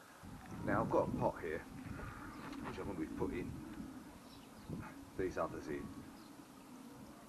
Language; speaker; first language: English; native; English